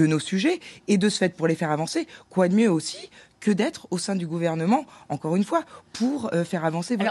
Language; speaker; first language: French; native; French